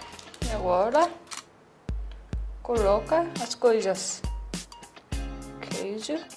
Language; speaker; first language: Portuguese; non-native, learner; Korean